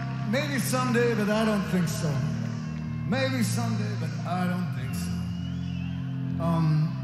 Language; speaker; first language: English; native; English